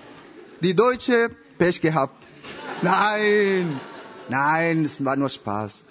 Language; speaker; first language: German; non-native, learner; Spanish